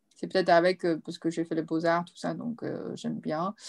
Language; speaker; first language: French; non-native, fluent; Chinese